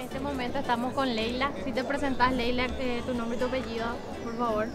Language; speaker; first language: Spanish; native; Spanish